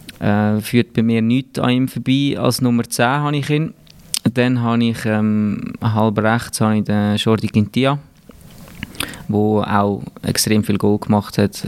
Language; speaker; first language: German; native; German